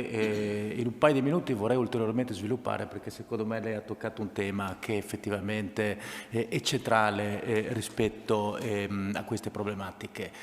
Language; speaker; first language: Italian; native; Italian